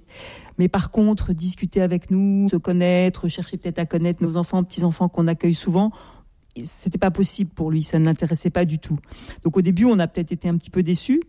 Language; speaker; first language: French; native; French